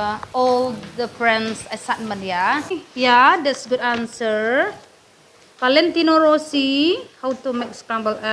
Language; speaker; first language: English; non-native, learner; Indonesian